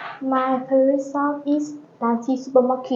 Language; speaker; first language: English; non-native, learner; Vietnamese